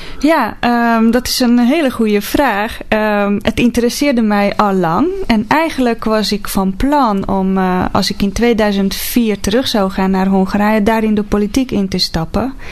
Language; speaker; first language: Dutch; non-native, fluent; Hungarian